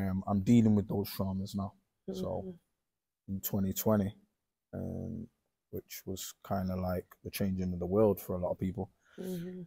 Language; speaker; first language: English; native; English